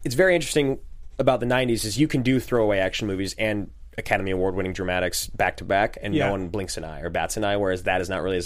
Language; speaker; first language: English; native; English